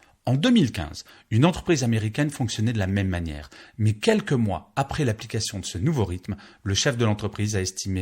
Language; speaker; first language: French; native; French